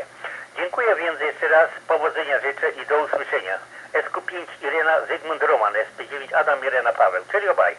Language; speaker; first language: Polish; native; Polish